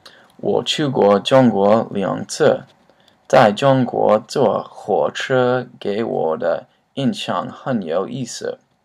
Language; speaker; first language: Chinese; non-native, learner; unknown